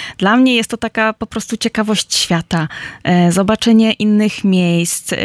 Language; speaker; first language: Polish; native; Polish